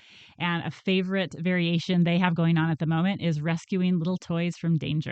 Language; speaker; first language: English; native; English